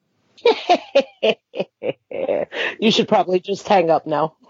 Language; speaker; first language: English; early bilingual, other home language; German